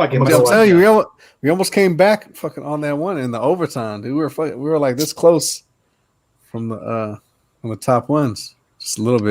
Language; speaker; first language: English; native; English